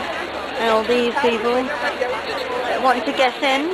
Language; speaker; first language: English; native; English